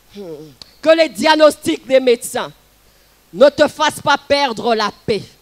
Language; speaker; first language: French; non-native, local second language; Lingala